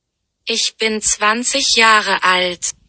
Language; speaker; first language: German; non-native, learner; Persian